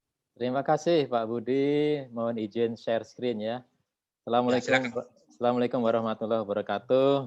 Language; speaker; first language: Indonesian; native; Indonesian